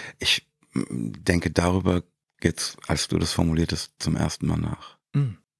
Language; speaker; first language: German; native; German